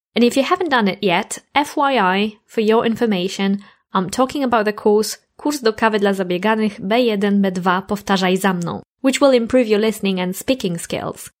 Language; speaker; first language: English; non-native, fluent; Polish